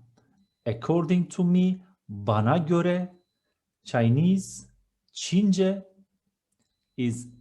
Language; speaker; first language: English; non-native, fluent; Turkish